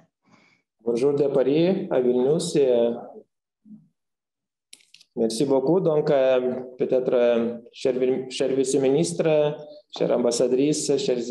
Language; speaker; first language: French; non-native, fluent; Lithuanian